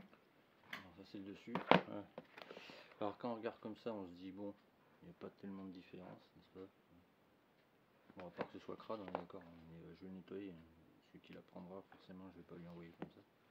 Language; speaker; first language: French; native; French